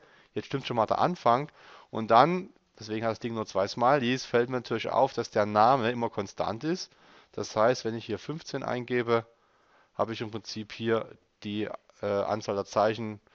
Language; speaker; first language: German; native; German